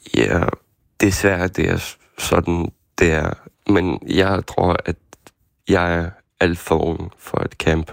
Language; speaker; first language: Danish; non-native, fluent; Ukrainian